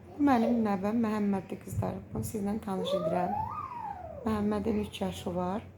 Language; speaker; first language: Azerbaijani; native; Azerbaijani